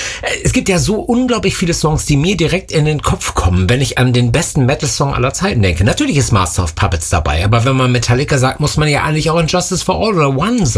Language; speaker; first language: German; native; German